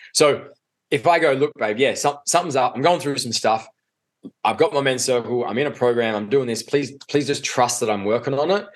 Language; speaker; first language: English; native; English